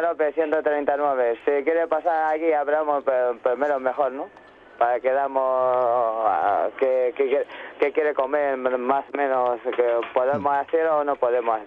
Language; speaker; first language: Spanish; non-native, learner; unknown